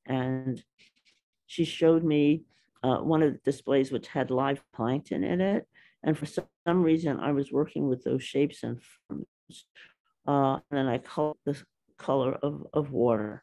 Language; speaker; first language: English; native; English